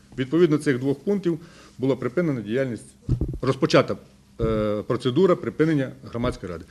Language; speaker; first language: Ukrainian; native; Ukrainian